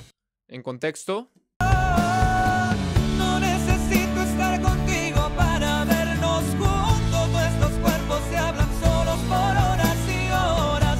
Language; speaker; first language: Spanish; native; Spanish